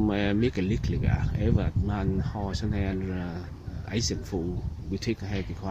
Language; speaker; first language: Swedish; non-native, learner; Vietnamese